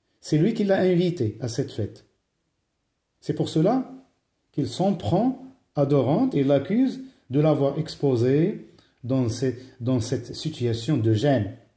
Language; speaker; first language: French; non-native, local second language; Arabic